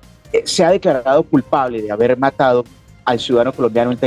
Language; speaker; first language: Spanish; native; Spanish